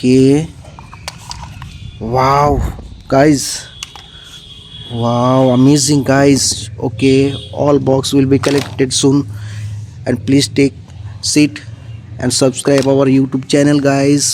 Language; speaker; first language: English; non-native, learner; Indonesian